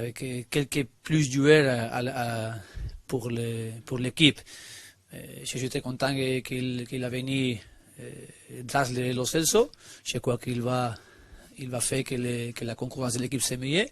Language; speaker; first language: French; non-native, learner; Spanish